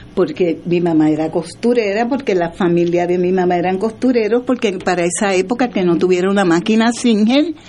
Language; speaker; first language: Spanish; native; Spanish